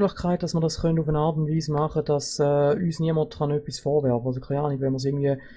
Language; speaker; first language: German; native; German